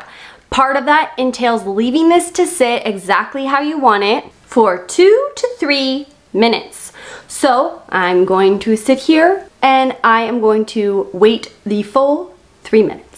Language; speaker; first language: English; native; English